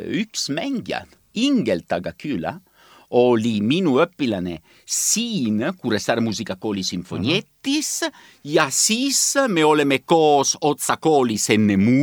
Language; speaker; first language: Estonian; non-native, learner; Italian